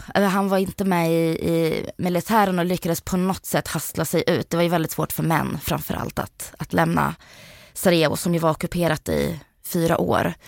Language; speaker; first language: Swedish; early bilingual, other home language; Bosnian